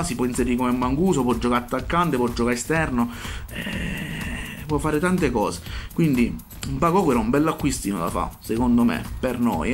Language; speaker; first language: Italian; native; Italian